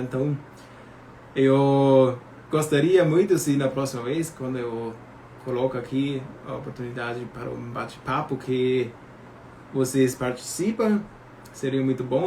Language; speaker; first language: Portuguese; non-native, fluent; German